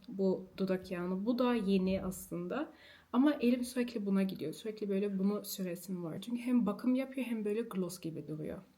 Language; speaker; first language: Turkish; early bilingual, heritage; Turkish